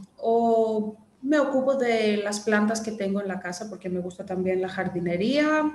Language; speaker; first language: Spanish; non-native, fluent; Greek